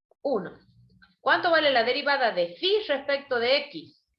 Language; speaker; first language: Spanish; native; Spanish